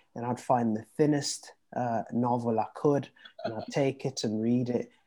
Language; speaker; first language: English; early bilingual, other home language; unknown